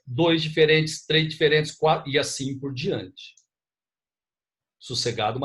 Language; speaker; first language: Portuguese; native; Portuguese